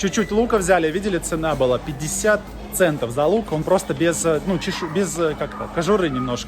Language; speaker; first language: Russian; native; Russian